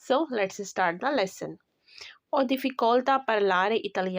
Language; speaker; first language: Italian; non-native, learner; Urdu